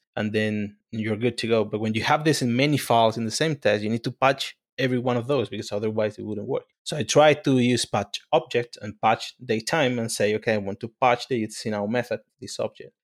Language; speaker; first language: English; non-native, fluent; Spanish